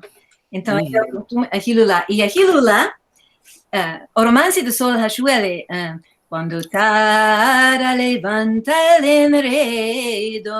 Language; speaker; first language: Portuguese; non-native, fluent; English